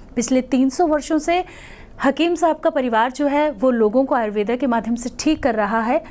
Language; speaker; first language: Hindi; native; Hindi